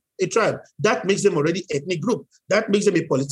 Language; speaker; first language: English; non-native, local second language; Yoruba